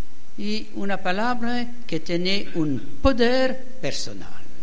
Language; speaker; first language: Spanish; non-native, fluent; French